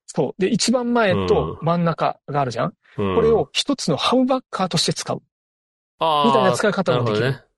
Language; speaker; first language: Japanese; native; Japanese